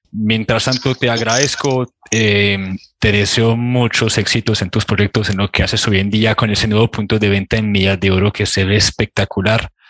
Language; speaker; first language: Spanish; non-native, fluent; French